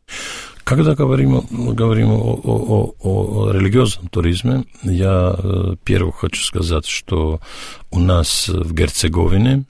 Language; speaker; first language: Russian; non-native, learner; Serbian